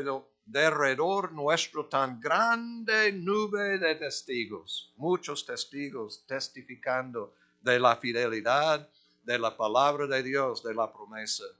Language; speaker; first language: Spanish; non-native, fluent; English